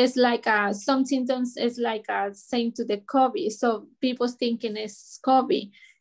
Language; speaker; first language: English; non-native, learner; Spanish